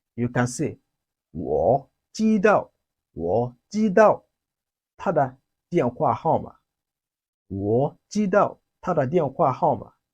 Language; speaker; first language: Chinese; non-native, fluent; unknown